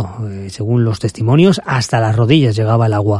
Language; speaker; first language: Spanish; native; Spanish